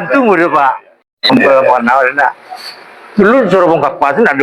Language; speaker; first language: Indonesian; non-native, local second language; Minangkabau